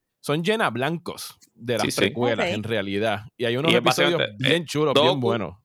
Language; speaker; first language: Spanish; native; Spanish